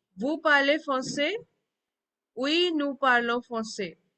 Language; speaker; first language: French; non-native, fluent; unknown